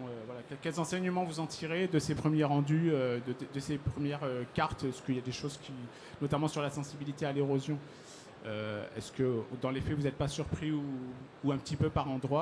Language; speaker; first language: French; native; French